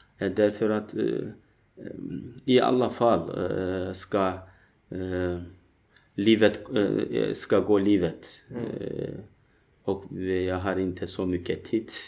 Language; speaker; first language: Swedish; non-native, learner; Turkish